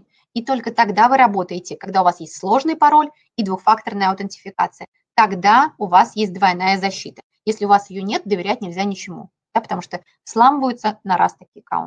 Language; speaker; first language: Russian; native; Russian